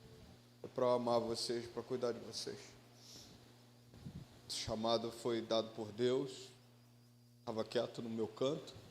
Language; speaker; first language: Portuguese; native; Portuguese